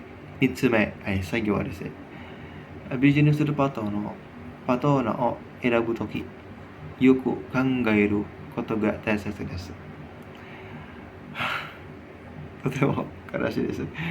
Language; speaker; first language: Japanese; non-native, learner; Indonesian